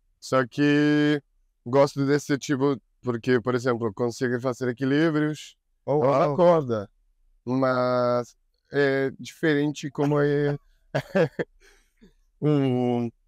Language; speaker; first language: Portuguese; non-native, learner; Spanish